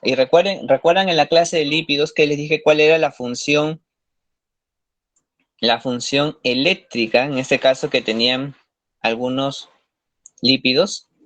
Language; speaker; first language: Spanish; native; Spanish